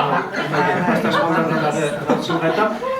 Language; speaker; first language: Kyrgyz; native; Kyrgyz